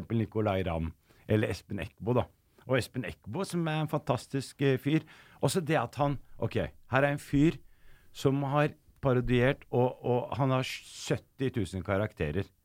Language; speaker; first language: Norwegian; early bilingual, other home language; Arabic